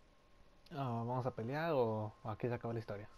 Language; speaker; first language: Spanish; early bilingual, heritage; Spanish